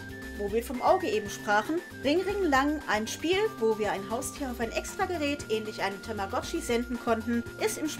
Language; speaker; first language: German; native; German